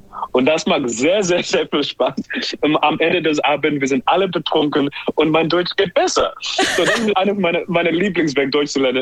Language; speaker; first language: German; non-native, learner; English